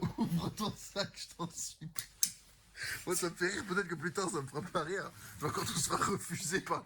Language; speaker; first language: French; native; French